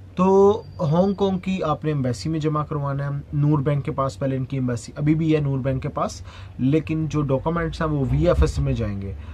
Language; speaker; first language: Urdu; non-native, local second language; Punjabi